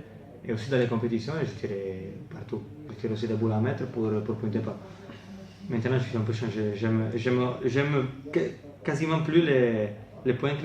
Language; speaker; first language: French; non-native, fluent; Italian